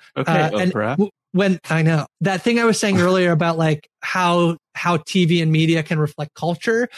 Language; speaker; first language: English; native; English